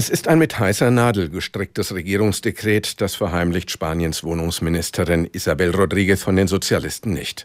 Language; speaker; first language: German; native; German